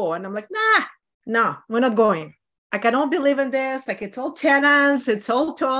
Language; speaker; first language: English; non-native, fluent; Russian